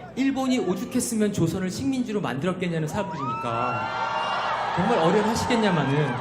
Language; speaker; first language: Korean; native; Korean